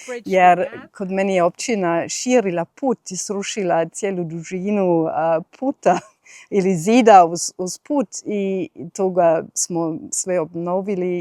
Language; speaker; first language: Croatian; non-native, fluent; German